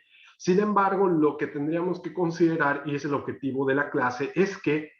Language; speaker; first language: Spanish; native; Spanish